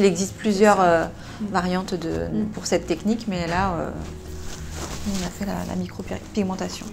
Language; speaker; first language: French; native; French